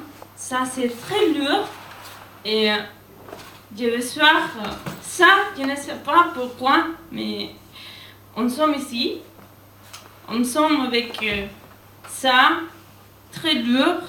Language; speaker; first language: French; non-native, learner; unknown